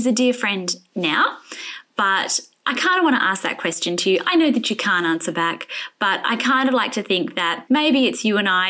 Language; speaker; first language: English; native; English